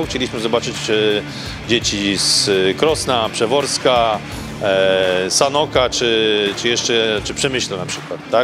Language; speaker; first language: Polish; native; Polish